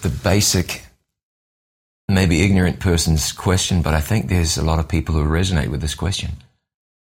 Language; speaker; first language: English; native; English